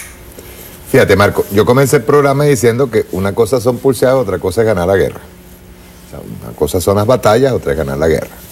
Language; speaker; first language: Spanish; native; Spanish